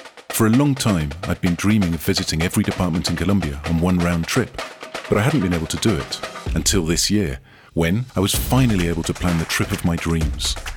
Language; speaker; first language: English; native; English